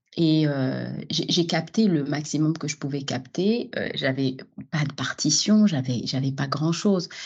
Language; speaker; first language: French; non-native, local second language; Arabic